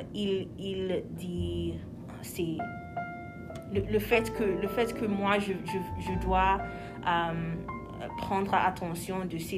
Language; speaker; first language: French; non-native, learner; English